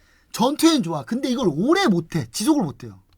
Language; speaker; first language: Korean; native; Korean